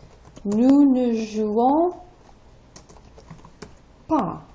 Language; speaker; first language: French; non-native, fluent; English